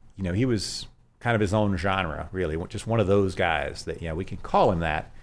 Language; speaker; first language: English; native; English